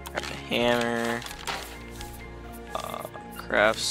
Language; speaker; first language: English; native; English